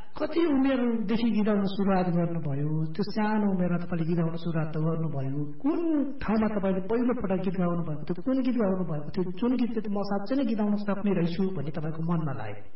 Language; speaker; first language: Nepali; native; Nepali